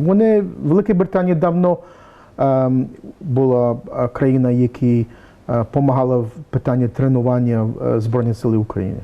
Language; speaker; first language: Ukrainian; early bilingual, heritage; English